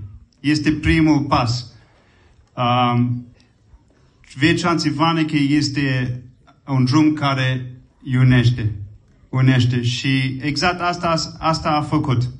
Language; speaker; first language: Romanian; non-native, fluent; English